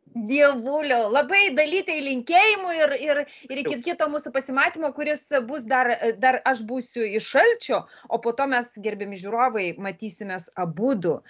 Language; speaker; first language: Lithuanian; native; Lithuanian